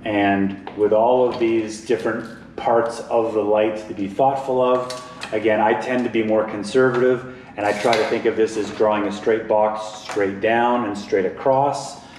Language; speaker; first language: English; native; English